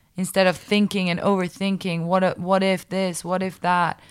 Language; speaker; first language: English; early bilingual, other home language; Swedish